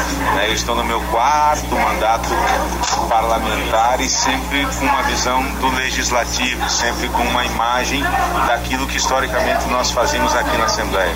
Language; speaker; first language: Portuguese; native; Portuguese